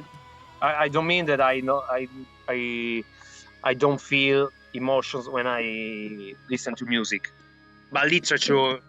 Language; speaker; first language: English; non-native, fluent; Italian